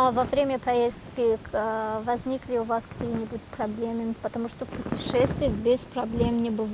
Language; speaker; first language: Russian; non-native, local second language; Tajik